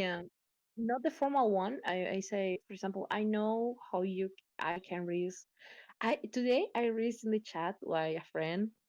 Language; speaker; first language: English; non-native, learner; Spanish